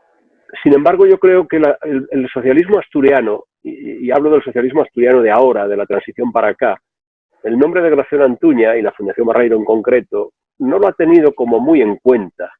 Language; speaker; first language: Spanish; native; Spanish